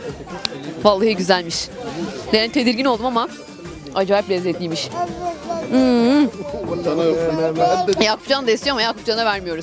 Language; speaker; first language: Turkish; native; Turkish